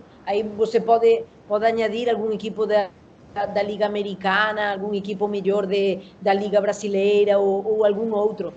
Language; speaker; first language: Portuguese; non-native, learner; Spanish